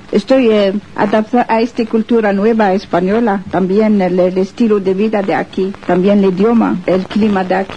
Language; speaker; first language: Spanish; non-native, fluent; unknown